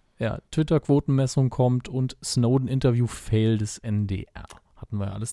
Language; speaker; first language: German; native; German